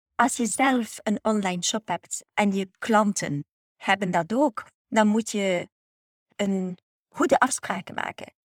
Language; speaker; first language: Dutch; native; Dutch